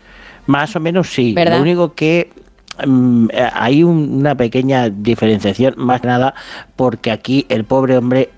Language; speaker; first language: Spanish; native; Spanish